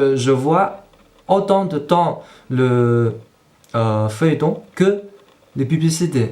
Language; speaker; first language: French; non-native, fluent; Chinese